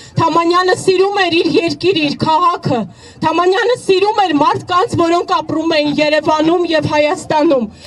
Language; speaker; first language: Armenian; native; Armenian